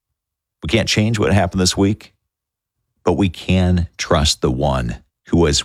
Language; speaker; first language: English; native; English